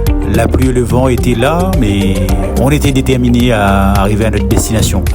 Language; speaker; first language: French; non-native, local second language; Morisyen